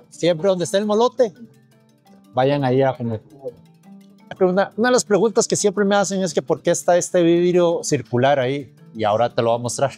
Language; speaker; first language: Spanish; early bilingual, other home language; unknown